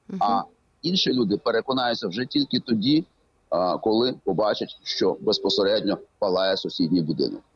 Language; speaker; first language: Ukrainian; native; Ukrainian